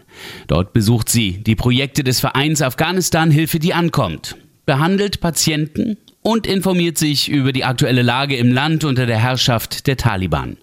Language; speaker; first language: German; native; German